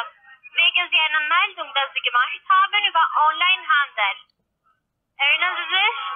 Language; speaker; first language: German; non-native, learner; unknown